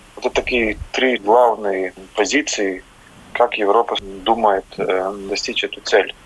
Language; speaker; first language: Russian; non-native, local second language; Latvian